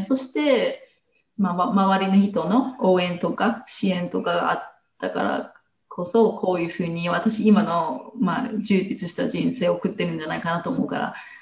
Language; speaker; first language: Japanese; non-native, fluent; English